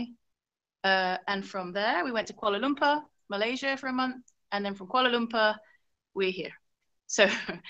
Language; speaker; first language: English; native; English